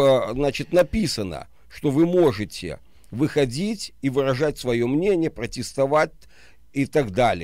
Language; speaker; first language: Russian; native; Russian